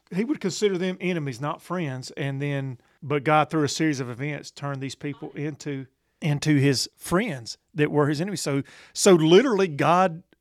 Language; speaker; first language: English; native; English